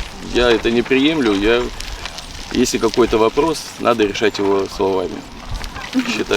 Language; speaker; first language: Russian; native; Russian